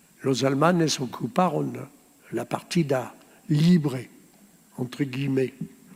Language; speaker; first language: Spanish; early bilingual, heritage; Spanish